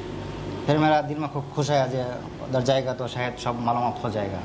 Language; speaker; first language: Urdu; non-native, learner; Bangla